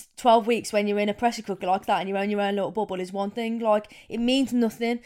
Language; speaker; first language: English; native; English